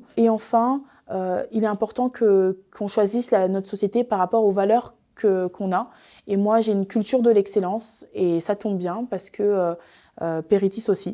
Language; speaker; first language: French; native; French